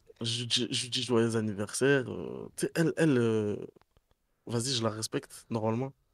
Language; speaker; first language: French; native; French